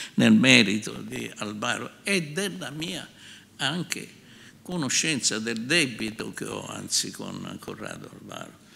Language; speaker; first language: Italian; native; Italian